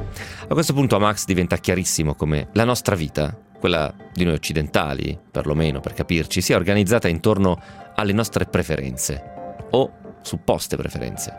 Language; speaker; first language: Italian; native; Italian